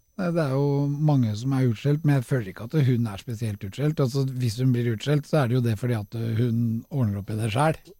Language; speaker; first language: Norwegian; native; Norwegian